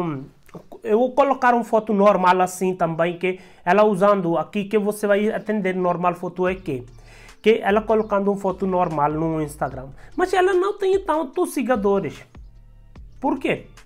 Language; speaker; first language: Portuguese; non-native, learner; Hindi